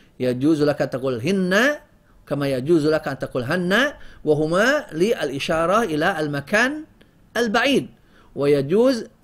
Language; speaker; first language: Arabic; non-native, fluent; Indonesian